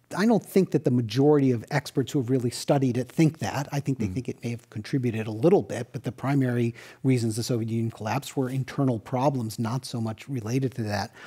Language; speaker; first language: English; native; English